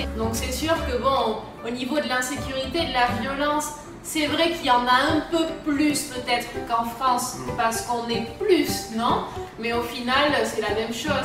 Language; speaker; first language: French; native; French